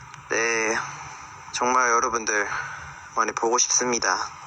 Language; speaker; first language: Korean; native; Korean